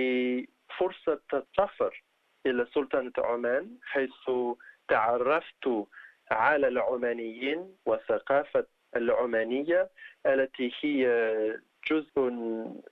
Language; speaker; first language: Arabic; non-native, fluent; English